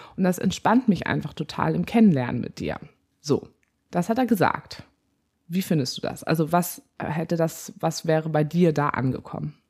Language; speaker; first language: German; native; German